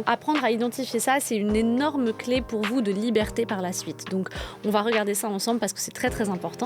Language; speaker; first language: French; native; French